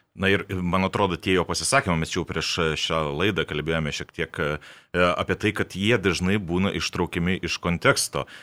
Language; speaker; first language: Lithuanian; native; Lithuanian